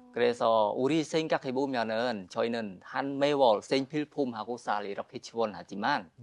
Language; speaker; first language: Korean; non-native, fluent; Khmer